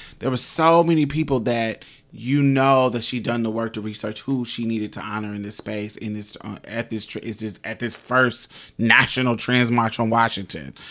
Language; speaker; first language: English; native; English